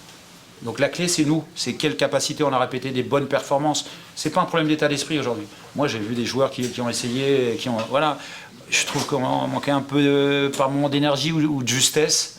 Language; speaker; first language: French; native; French